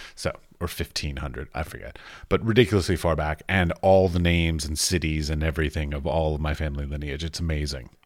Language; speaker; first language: English; native; English